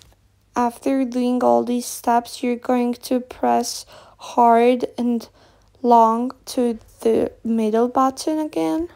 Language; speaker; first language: English; non-native, fluent; Turkish